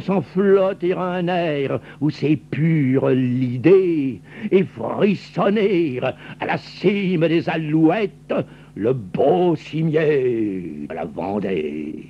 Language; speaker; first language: French; native; French